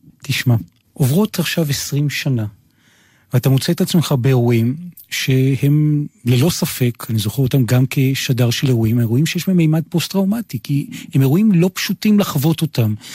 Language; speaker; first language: Hebrew; native; Hebrew